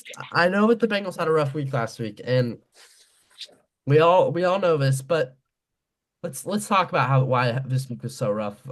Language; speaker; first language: English; native; English